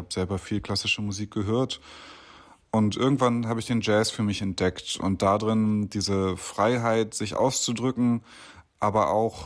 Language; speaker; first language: German; native; German